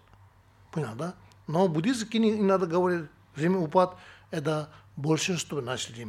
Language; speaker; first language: Russian; non-native, learner; Tibetan